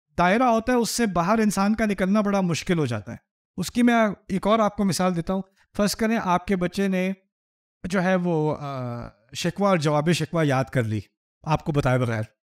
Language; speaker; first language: Urdu; native; Urdu